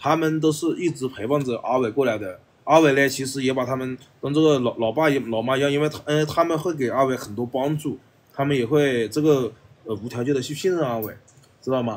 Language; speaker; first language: Chinese; native; Chinese